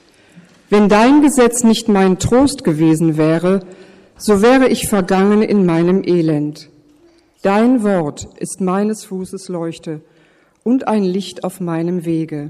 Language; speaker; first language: German; native; German